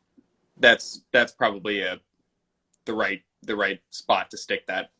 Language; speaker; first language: English; native; English